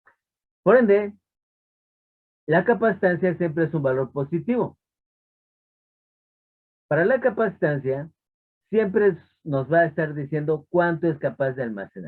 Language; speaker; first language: Spanish; native; Spanish